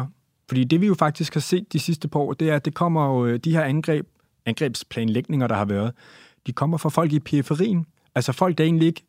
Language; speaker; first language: Danish; native; Danish